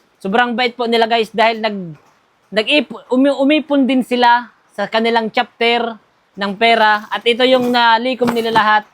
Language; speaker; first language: Filipino; non-native, local second language; Bikol